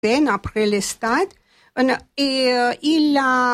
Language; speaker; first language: French; non-native, fluent; Romanian